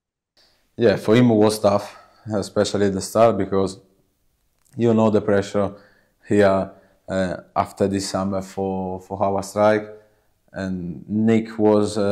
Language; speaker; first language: English; non-native, learner; Italian